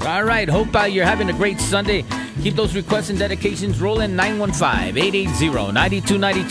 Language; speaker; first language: English; native; English